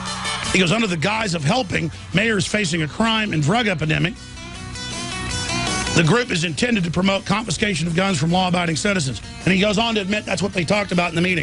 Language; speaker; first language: English; native; English